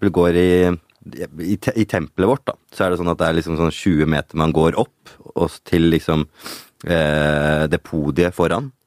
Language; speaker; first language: Norwegian; early bilingual, other home language; Punjabi